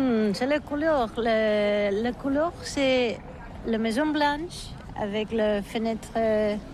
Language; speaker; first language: French; non-native, learner; Catalan